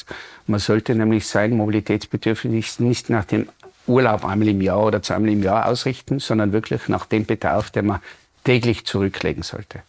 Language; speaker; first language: German; native; German